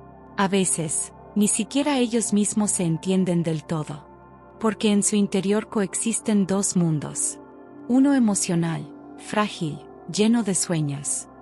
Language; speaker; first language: Spanish; native; Spanish